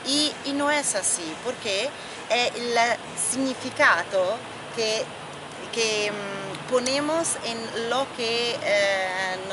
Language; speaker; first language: Spanish; non-native, fluent; Italian